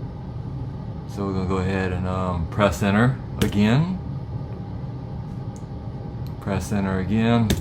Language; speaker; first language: English; native; English